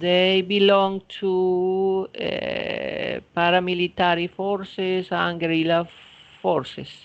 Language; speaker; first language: English; non-native, fluent; Spanish